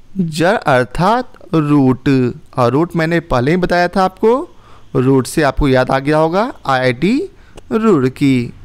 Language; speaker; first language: Hindi; native; Hindi